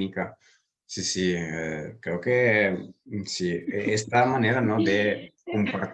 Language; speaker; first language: Spanish; non-native, fluent; Italian